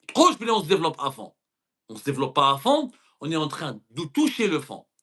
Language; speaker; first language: French; non-native, local second language; Arabic